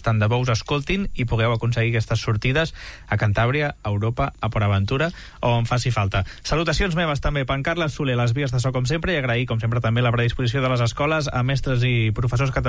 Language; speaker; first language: Catalan; native; Catalan